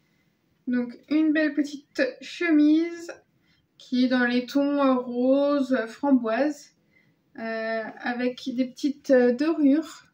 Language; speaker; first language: French; native; French